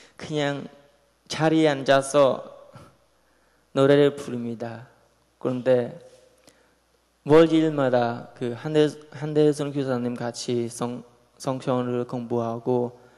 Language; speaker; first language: Korean; non-native, learner; Khmer